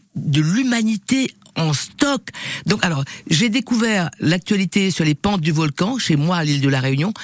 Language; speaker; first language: French; non-native, local second language; Réunion Creole French